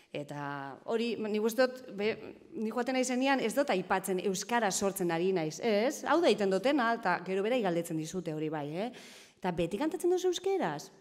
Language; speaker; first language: Basque; native; Basque